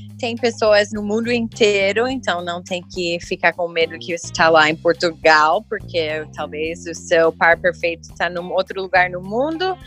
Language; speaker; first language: Portuguese; early bilingual, heritage; English